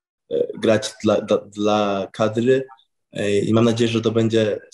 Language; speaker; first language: Polish; early bilingual, heritage; English